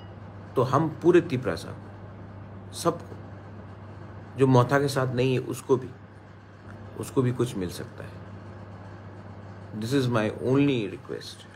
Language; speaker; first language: Hindi; non-native, local second language; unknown